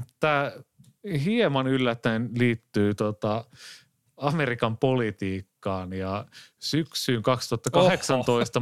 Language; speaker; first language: Finnish; native; Finnish